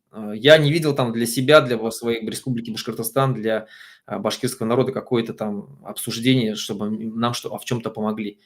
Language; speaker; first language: Russian; native; Russian